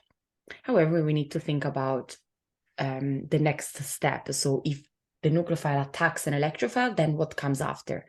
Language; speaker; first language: English; non-native, fluent; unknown